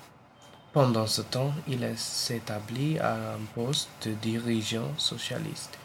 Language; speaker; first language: French; non-native, learner; English